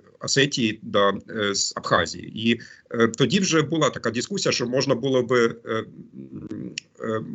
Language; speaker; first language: Ukrainian; non-native, fluent; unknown